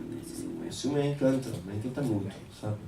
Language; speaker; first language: Portuguese; non-native, fluent; French